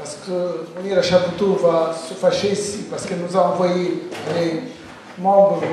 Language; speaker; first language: French; non-native, local second language; Arabic